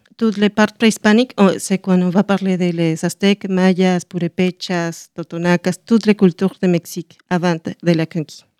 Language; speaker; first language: French; non-native, learner; Spanish